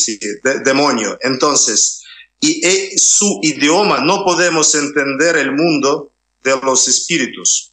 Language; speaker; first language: Spanish; non-native, fluent; Russian